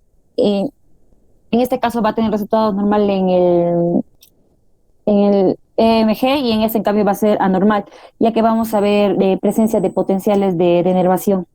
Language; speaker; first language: Spanish; native; Spanish